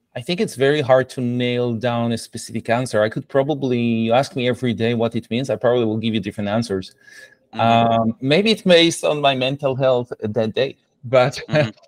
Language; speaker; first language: English; non-native, fluent; Hebrew